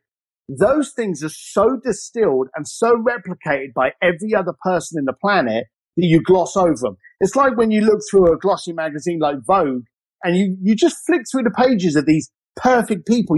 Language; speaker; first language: English; native; English